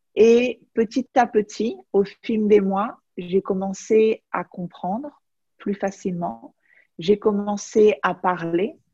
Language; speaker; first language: French; native; French